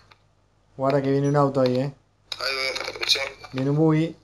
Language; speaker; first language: Spanish; native; Spanish